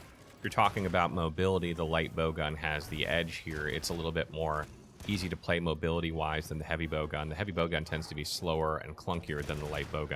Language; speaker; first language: English; native; English